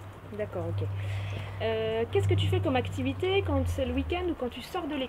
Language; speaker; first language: French; native; French